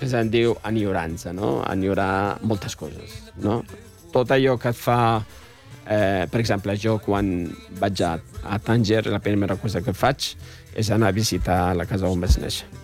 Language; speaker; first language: Catalan; non-native, fluent; Arabic